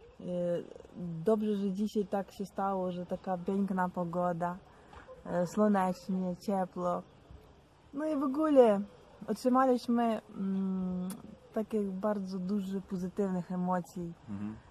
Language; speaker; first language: Polish; non-native, learner; Ukrainian